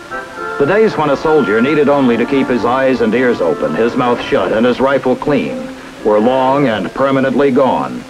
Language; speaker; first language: English; native; English